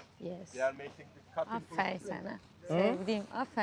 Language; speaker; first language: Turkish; non-native, learner; Persian